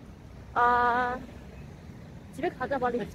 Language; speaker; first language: Korean; non-native, learner; Chinese